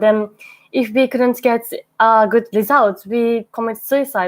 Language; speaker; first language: English; non-native, learner; Japanese